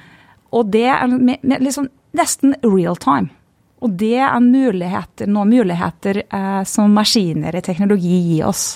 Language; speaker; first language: Norwegian; non-native, fluent; Lithuanian